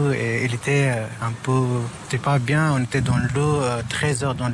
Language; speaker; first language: French; non-native, learner; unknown